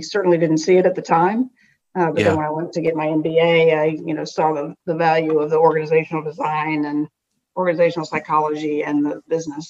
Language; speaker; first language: English; native; English